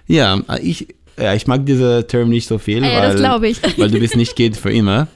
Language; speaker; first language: German; non-native, learner; Hebrew